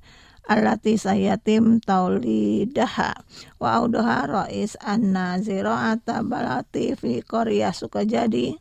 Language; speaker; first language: Arabic; non-native, fluent; Indonesian